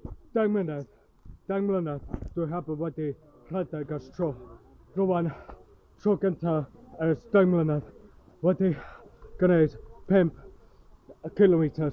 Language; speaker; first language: Welsh; non-native, learner; English